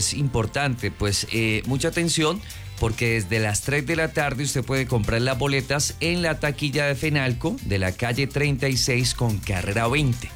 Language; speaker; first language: Spanish; native; Spanish